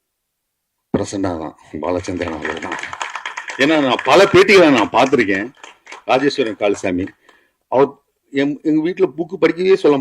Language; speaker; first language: Tamil; native; Tamil